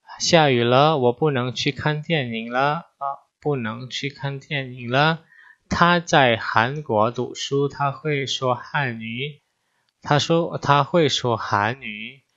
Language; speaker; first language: Chinese; non-native, fluent; Indonesian